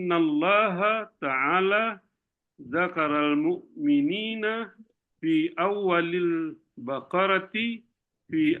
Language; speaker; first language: Arabic; non-native, learner; Indonesian